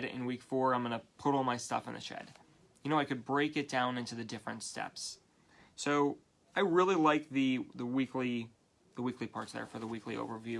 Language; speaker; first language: English; native; English